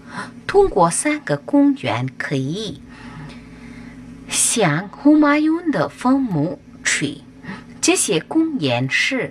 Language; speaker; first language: Chinese; non-native, fluent; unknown